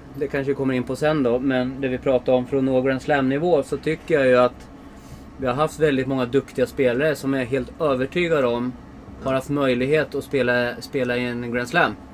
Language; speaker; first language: Swedish; native; Swedish